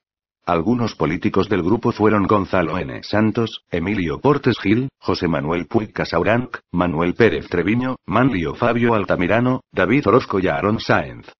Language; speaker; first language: Spanish; native; Spanish